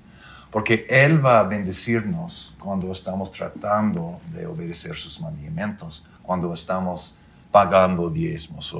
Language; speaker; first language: Spanish; non-native, fluent; English